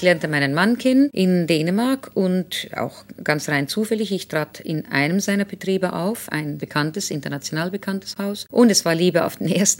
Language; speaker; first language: German; native; German